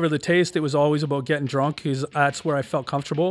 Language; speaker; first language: English; native; English